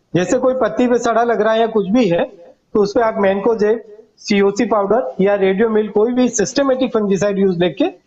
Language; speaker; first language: Hindi; non-native, local second language; Gujarati